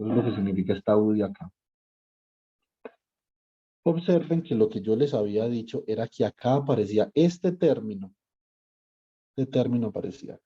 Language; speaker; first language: Spanish; native; Spanish